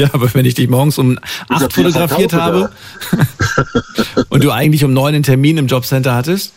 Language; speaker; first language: German; native; German